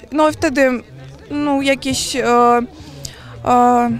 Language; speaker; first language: Polish; non-native, learner; Ukrainian